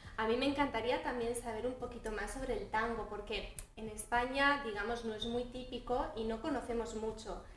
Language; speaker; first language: Spanish; native; Spanish